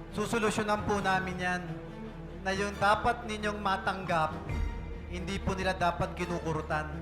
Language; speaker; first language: Filipino; native; Filipino